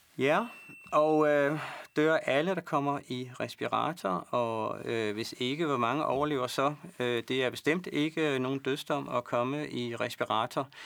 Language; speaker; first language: Danish; native; Danish